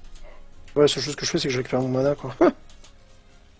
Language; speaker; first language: French; native; French